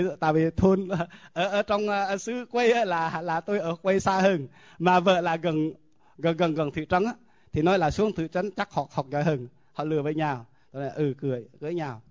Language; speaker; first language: Vietnamese; non-native, local second language; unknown